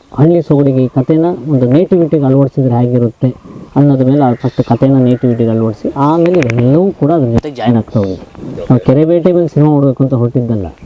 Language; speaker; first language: Kannada; native; Kannada